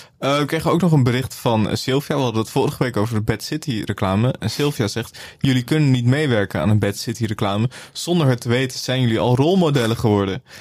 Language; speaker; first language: Dutch; native; Dutch